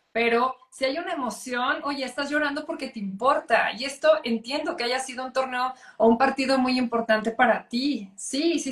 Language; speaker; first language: Spanish; native; Spanish